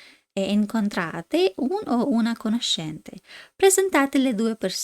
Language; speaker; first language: Italian; non-native, fluent; English